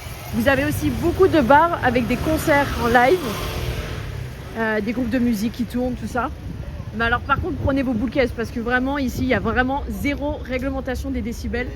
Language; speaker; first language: French; native; French